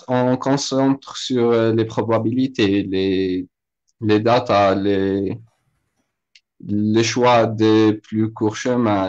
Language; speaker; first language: French; non-native, local second language; Arabic